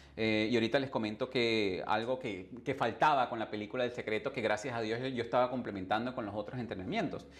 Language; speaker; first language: Spanish; native; Spanish